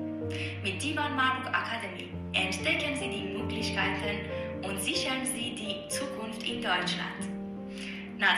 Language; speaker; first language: German; non-native, fluent; Persian